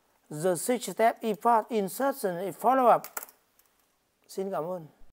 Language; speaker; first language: English; non-native, learner; Vietnamese